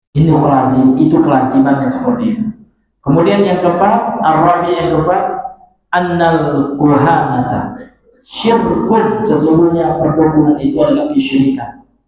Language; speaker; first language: Indonesian; non-native, local second language; Minangkabau